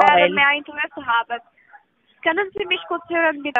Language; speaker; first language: German; non-native, learner; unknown